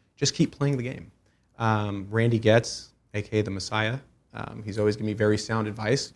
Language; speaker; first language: English; early bilingual, other home language; Persian